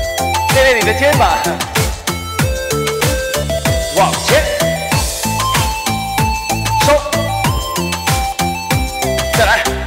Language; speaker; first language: Chinese; native; Chinese